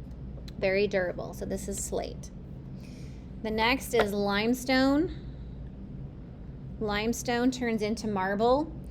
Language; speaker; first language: English; native; English